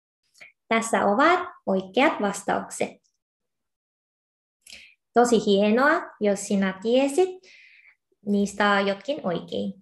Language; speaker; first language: Finnish; non-native, fluent; Korean